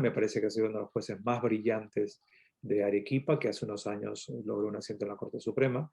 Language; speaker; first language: Spanish; native; Spanish